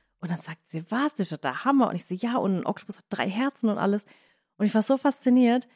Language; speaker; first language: German; native; German